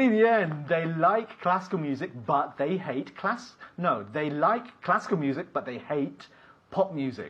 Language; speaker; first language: English; non-native, fluent; Spanish